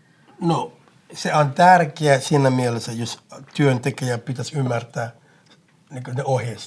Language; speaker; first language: Finnish; non-native, fluent; English